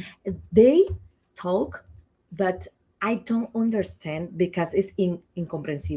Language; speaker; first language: English; non-native, learner; Spanish